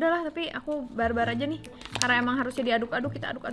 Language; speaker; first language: Indonesian; native; Indonesian